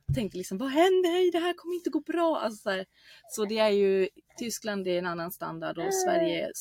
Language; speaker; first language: Swedish; non-native, fluent; German